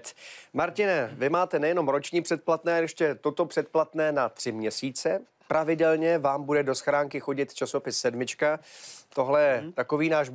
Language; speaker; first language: Czech; native; Czech